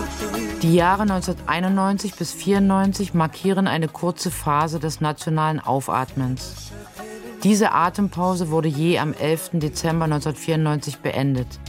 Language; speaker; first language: German; native; German